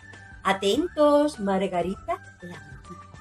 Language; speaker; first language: Spanish; native; Spanish